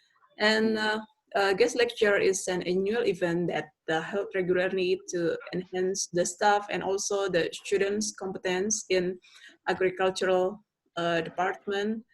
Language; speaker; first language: English; non-native, fluent; Indonesian